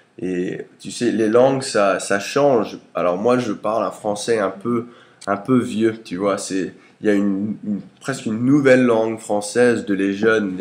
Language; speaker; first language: French; early bilingual, heritage; English